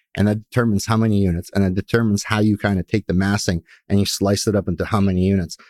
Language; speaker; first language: English; early bilingual, other home language; Russian